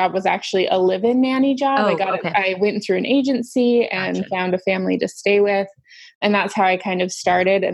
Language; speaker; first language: English; native; English